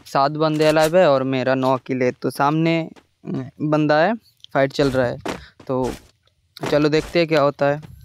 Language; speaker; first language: Hindi; non-native, local second language; Bangla